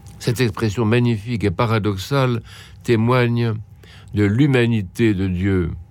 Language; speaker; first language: French; native; French